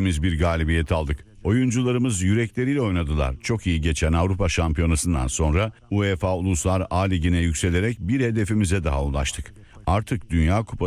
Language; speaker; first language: Turkish; non-native, fluent; Italian